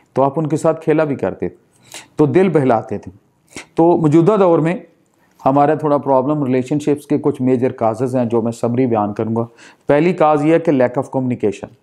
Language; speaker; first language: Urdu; non-native, local second language; Punjabi